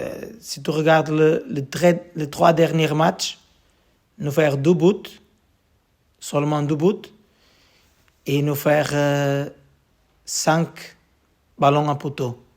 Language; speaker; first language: French; non-native, learner; Portuguese